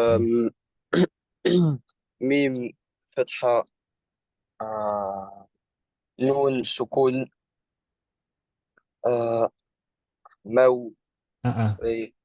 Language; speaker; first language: Arabic; non-native, learner; Estonian